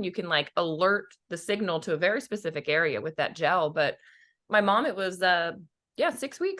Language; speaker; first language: English; native; English